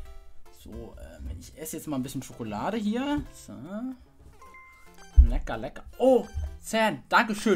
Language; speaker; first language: German; native; German